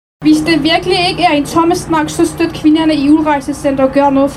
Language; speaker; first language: Danish; non-native, learner; Kurdish